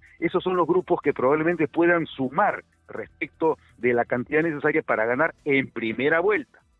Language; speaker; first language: Spanish; native; Spanish